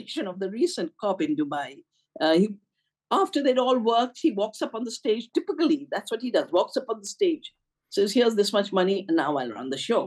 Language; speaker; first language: English; non-native, local second language; Hindi